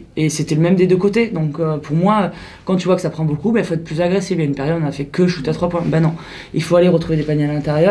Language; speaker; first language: French; native; French